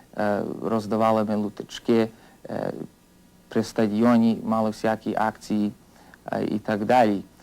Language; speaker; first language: Ukrainian; early bilingual, heritage; Ukrainian